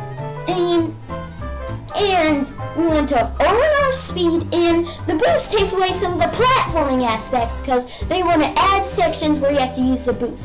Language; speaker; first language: English; native; English